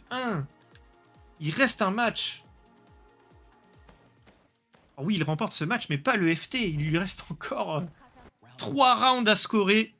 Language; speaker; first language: French; native; French